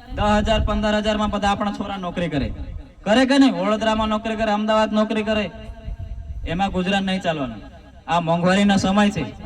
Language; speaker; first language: Gujarati; non-native, local second language; Rathawi